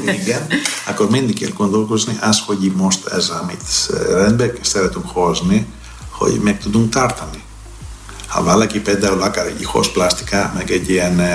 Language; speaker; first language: Hungarian; non-native, fluent; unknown